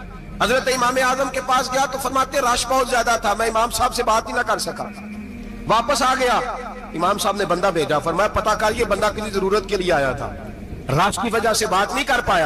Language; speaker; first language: Hindi; non-native, local second language; Punjabi